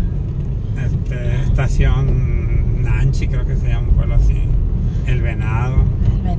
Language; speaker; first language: Spanish; native; Spanish